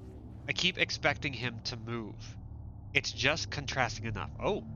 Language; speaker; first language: English; native; English